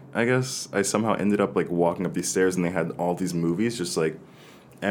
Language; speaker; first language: English; native; English